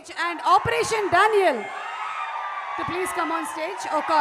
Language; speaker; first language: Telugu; native; Telugu